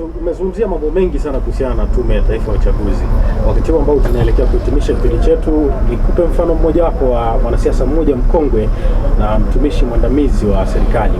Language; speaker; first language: Swahili; native; Swahili